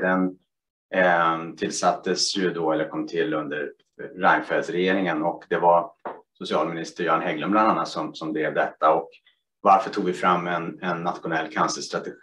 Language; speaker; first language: Swedish; native; Swedish